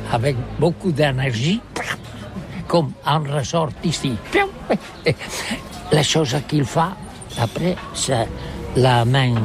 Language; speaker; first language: French; non-native, learner; Catalan